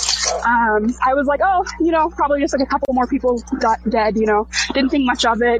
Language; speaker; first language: English; native; English